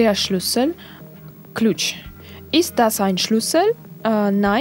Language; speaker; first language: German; non-native, learner; Russian